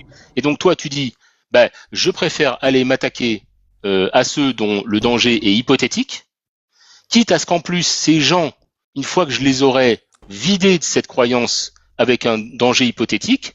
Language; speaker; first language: French; native; French